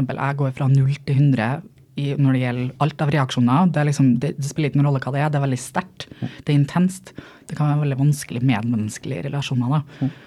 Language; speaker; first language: Norwegian; native; Norwegian